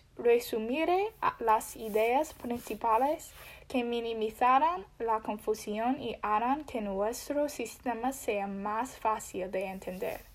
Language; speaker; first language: Spanish; non-native, learner; English